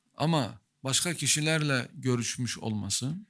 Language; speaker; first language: Turkish; native; Turkish